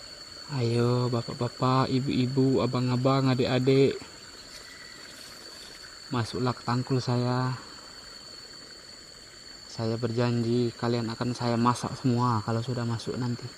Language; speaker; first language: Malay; non-native, local second language; Javanese